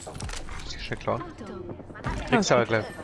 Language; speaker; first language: German; native; German